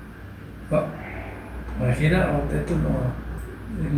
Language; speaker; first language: Indonesian; non-native, learner; Spanish